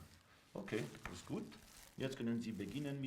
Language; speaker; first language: German; non-native, local second language; French